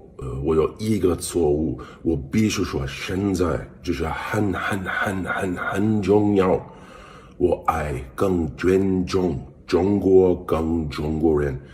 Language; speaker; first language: Chinese; non-native, learner; English